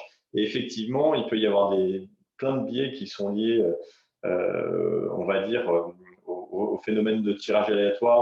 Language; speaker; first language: French; native; French